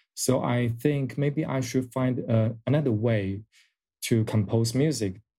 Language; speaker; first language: English; non-native, fluent; Chinese